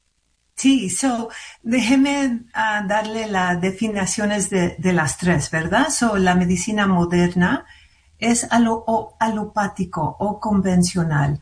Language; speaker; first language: Spanish; early bilingual, heritage; Spanish